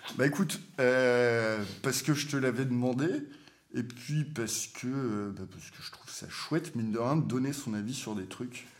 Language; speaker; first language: French; native; French